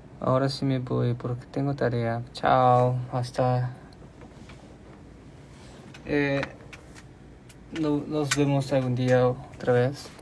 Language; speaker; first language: Spanish; non-native, learner; Korean